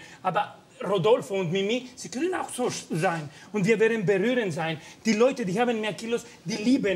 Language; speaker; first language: German; non-native, learner; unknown